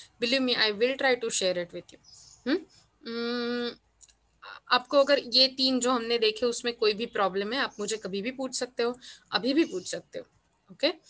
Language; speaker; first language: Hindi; non-native, local second language; Marathi